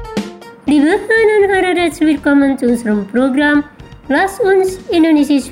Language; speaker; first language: German; non-native, fluent; Indonesian